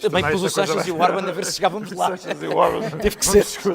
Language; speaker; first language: Portuguese; native; Portuguese